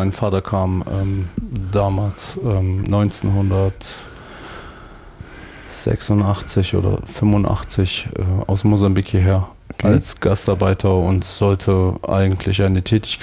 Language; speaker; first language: German; native; German